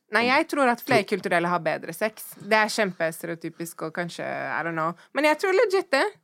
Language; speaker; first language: Norwegian; early bilingual, other home language; English